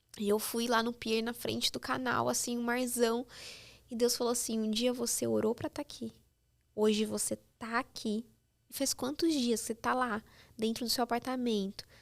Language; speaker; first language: Portuguese; native; Portuguese